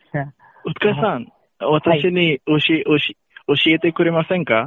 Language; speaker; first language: Japanese; non-native, learner; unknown